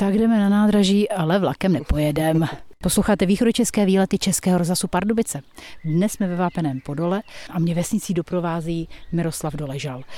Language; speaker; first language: Czech; native; Czech